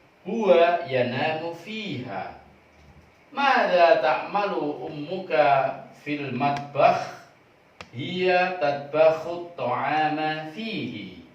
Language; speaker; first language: Arabic; non-native, fluent; Indonesian